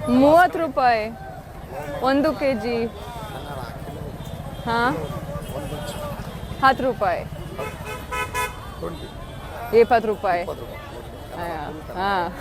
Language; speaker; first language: Kannada; non-native, learner; English